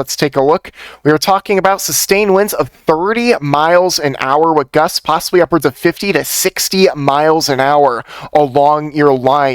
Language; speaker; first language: English; native; English